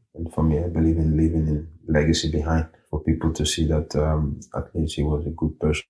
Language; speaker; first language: English; early bilingual, other home language; Norwegian